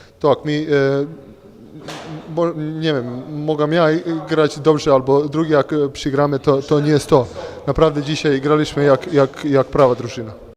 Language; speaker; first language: Polish; non-native, learner; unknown